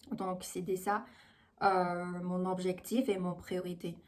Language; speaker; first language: French; non-native, fluent; Chinese